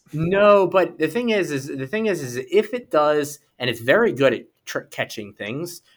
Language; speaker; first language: English; native; English